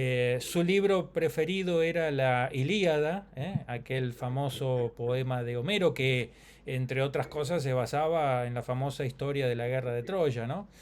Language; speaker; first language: Spanish; native; Spanish